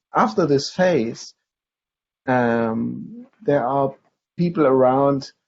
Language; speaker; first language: English; non-native, fluent; German